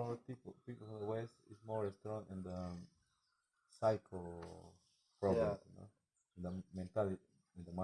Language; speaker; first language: English; non-native, learner; Spanish